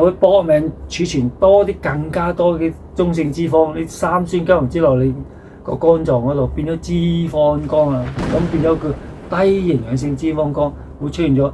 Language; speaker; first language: Cantonese; native; Cantonese